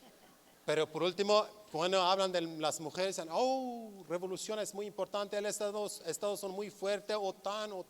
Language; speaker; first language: Spanish; non-native, learner; Kurdish